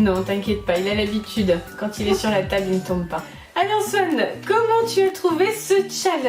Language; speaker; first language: French; native; French